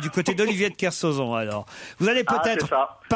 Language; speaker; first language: French; native; French